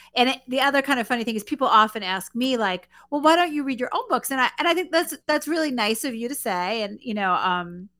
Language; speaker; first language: English; native; English